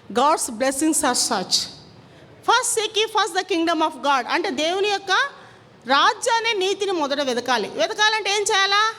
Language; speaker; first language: Telugu; non-native, local second language; Kannada